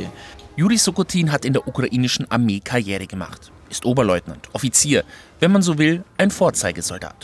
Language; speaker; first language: German; native; German